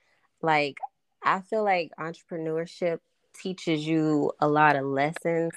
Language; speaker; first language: English; native; English